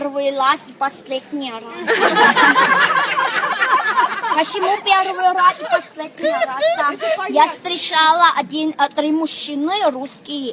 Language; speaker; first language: Russian; non-native, learner; Thai